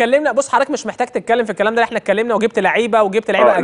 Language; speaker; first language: Arabic; native; Arabic